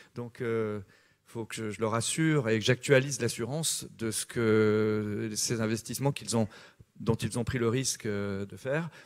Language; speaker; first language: French; native; French